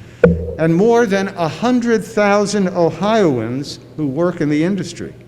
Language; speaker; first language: English; native; English